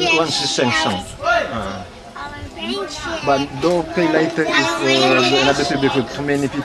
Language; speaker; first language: English; non-native, learner; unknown